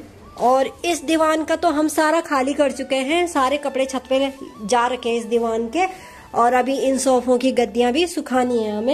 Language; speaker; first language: Hindi; native; Hindi